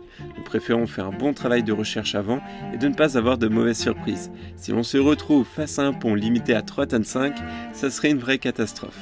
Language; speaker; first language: French; native; French